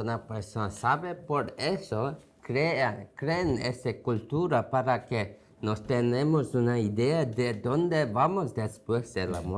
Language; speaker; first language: Spanish; non-native, fluent; Korean